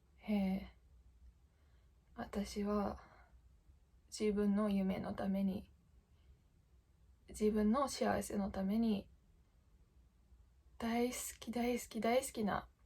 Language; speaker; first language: Japanese; non-native, fluent; English